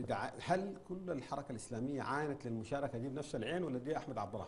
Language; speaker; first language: Arabic; native; Arabic